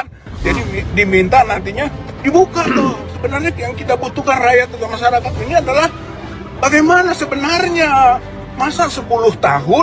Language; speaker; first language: Indonesian; native; Indonesian